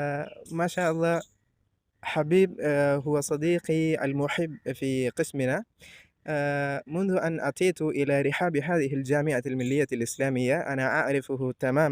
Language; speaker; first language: Arabic; non-native, fluent; Malayalam